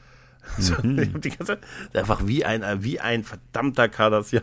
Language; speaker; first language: German; native; German